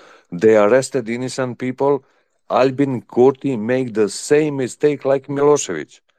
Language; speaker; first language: English; non-native, learner; Serbian